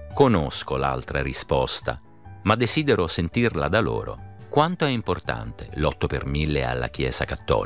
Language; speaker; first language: Italian; native; Italian